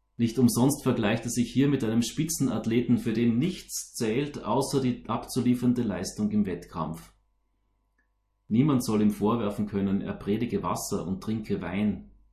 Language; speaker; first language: German; native; German